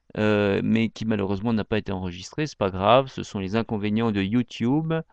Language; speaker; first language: French; native; French